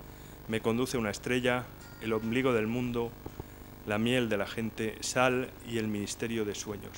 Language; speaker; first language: Spanish; native; Spanish